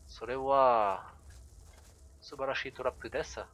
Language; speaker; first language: Japanese; non-native, learner; French